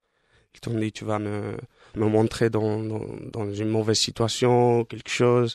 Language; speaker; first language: French; non-native, fluent; Spanish